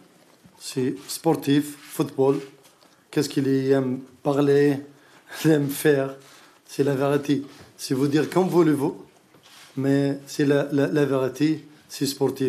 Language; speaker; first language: French; non-native, learner; Arabic